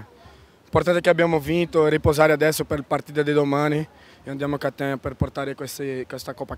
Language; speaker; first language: Italian; non-native, fluent; Portuguese